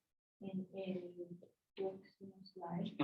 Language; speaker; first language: Spanish; non-native, learner; English